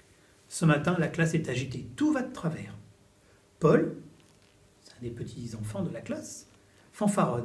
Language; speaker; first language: French; native; French